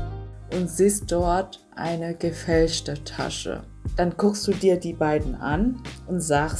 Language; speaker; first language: German; non-native, fluent; Vietnamese